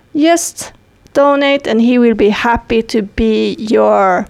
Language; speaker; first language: English; non-native, fluent; Swedish